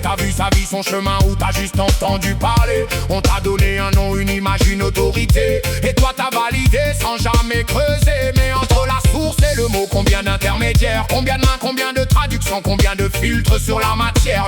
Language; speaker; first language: French; native; French